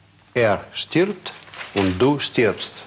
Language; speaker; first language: German; non-native, fluent; Russian